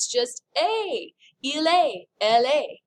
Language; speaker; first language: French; non-native, fluent; English